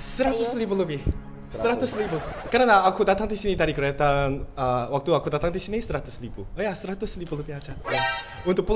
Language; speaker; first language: Indonesian; non-native, learner; Korean